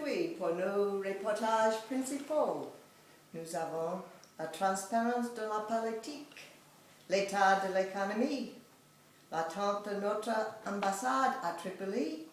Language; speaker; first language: French; non-native, fluent; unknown